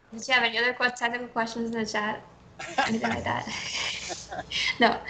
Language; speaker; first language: English; early bilingual, other home language; Spanish